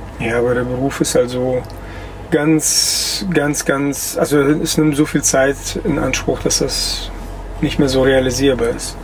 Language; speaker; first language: German; early bilingual, other home language; Russian